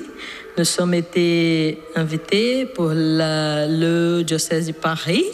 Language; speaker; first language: French; non-native, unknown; Portuguese